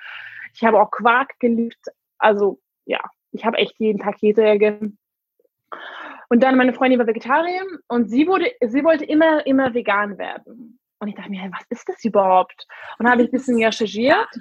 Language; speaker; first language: German; non-native, fluent; Hungarian